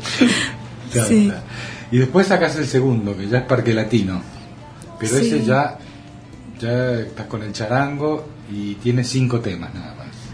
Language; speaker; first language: Spanish; native; Spanish